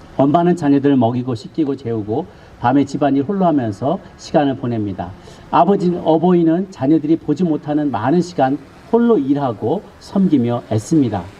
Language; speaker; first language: Korean; native; Korean